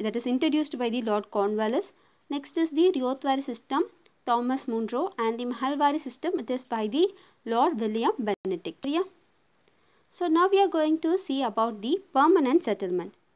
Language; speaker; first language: English; non-native, local second language; Tamil